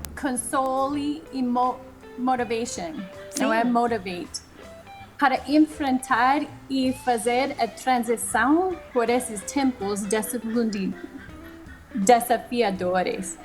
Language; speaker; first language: Portuguese; non-native, fluent; English